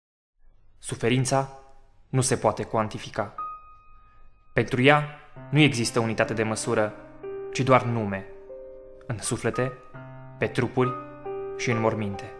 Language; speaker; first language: Romanian; native; Romanian